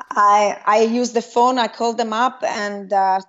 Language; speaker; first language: English; non-native, fluent; Italian